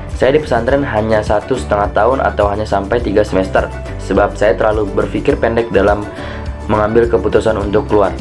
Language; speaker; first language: Indonesian; native; Indonesian